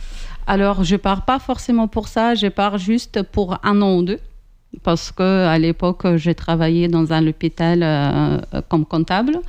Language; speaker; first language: French; non-native, fluent; Ukrainian